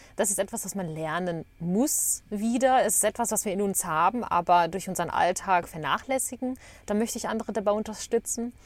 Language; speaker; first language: German; early bilingual, other home language; Bosnian